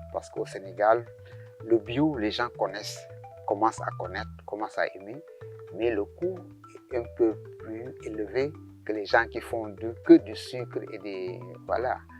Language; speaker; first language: French; non-native, local second language; Serer